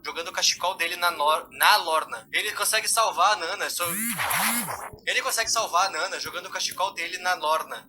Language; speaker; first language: Portuguese; native; Portuguese